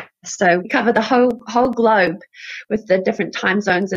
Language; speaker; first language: English; native; English